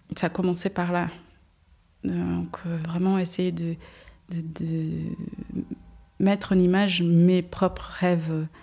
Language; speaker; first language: French; non-native, fluent; Portuguese